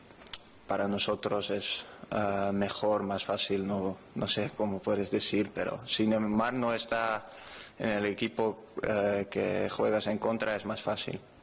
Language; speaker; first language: Spanish; non-native, fluent; Dutch